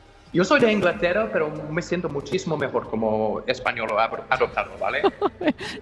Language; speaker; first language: Spanish; non-native, fluent; English